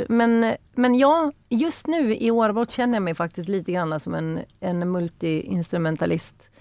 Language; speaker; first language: Norwegian; non-native, fluent; Swedish